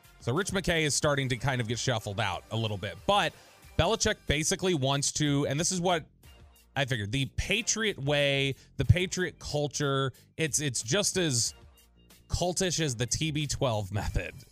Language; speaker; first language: English; native; English